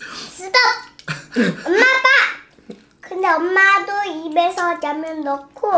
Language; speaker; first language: Korean; early bilingual, other home language; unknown